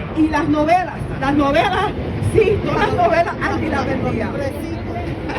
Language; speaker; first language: Spanish; early bilingual, heritage; Spanish